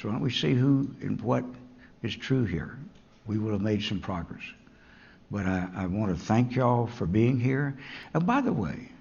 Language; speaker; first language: English; native; English